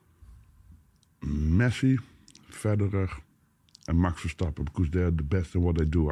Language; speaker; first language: English; non-native, fluent; Dutch